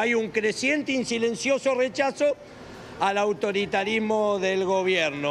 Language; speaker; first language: Spanish; native; Spanish